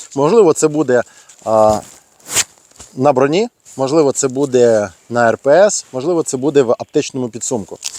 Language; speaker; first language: Ukrainian; native; Ukrainian